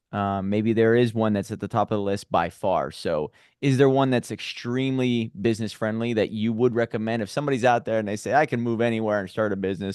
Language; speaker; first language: English; native; English